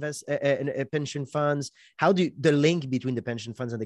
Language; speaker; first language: English; non-native, fluent; French